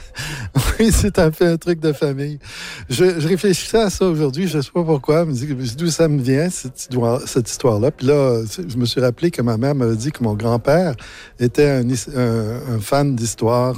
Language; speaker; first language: French; native; French